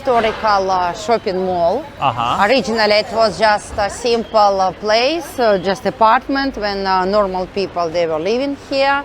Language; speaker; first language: English; non-native, learner; Russian